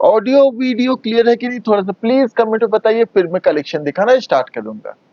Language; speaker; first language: Hindi; non-native, local second language; Bangla